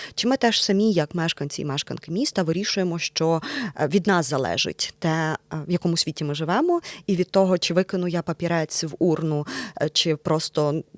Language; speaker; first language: Ukrainian; native; Ukrainian